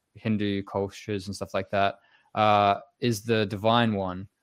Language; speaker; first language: English; native; English